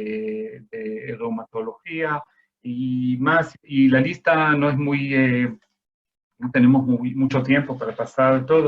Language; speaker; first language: Spanish; non-native, fluent; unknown